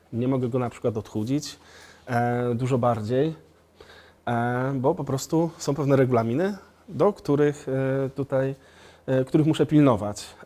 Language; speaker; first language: Polish; native; Polish